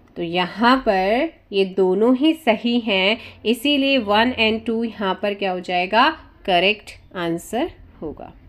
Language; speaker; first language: Hindi; native; Hindi